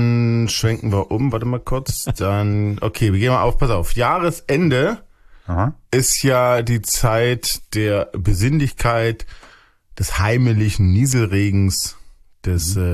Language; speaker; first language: German; native; German